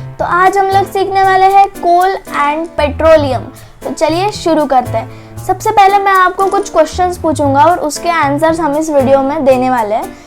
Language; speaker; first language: Hindi; non-native, local second language; Marathi